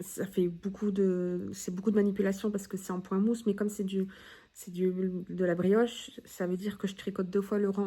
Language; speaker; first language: French; native; French